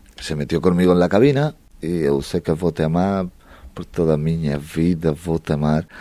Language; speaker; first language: Spanish; native; Spanish